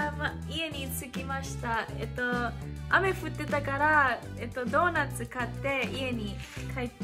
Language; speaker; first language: Japanese; early bilingual, heritage; English